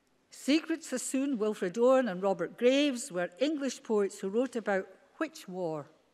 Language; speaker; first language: English; native; English